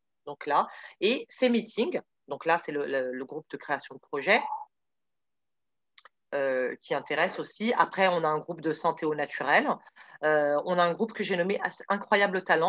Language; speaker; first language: French; native; French